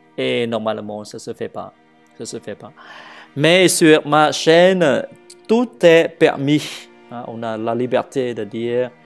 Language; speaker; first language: French; non-native, fluent; Vietnamese